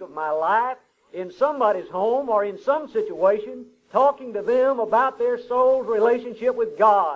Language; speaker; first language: English; native; English